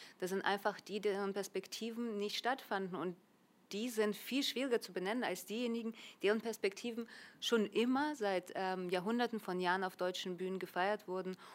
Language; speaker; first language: German; early bilingual, other home language; Russian